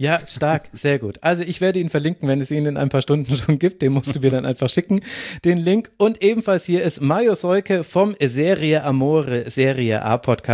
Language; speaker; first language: German; native; German